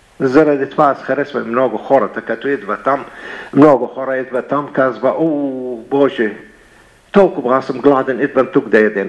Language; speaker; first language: Bulgarian; non-native, learner; Arabic